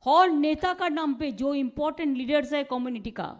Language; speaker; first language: Hindi; non-native, local second language; Bangla